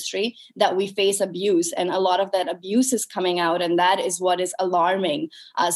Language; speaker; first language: English; non-native, local second language; Urdu